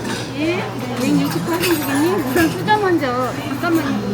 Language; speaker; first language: Korean; non-native, learner; Filipino